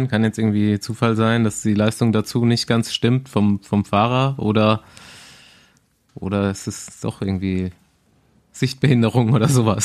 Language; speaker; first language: German; native; German